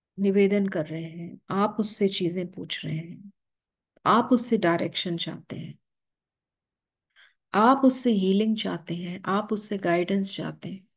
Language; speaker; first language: Hindi; native; Hindi